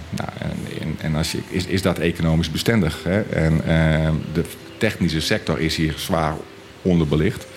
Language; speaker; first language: Dutch; native; Dutch